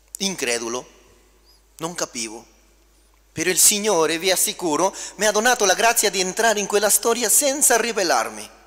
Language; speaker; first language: Italian; non-native, fluent; Spanish